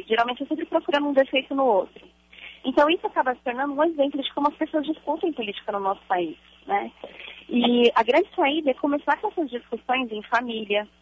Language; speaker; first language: Portuguese; native; Portuguese